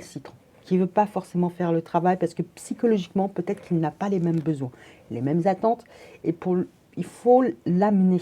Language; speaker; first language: French; native; French